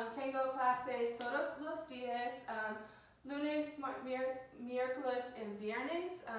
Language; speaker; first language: Spanish; non-native, learner; English